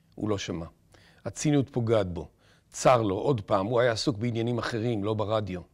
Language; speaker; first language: Hebrew; native; Hebrew